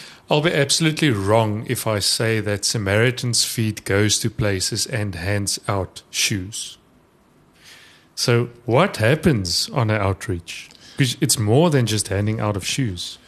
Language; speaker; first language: English; non-native, local second language; Afrikaans